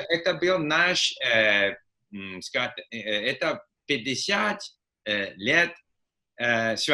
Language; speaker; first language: Russian; non-native, fluent; English